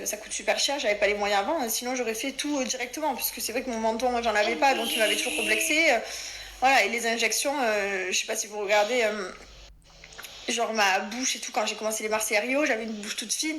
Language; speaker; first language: French; native; French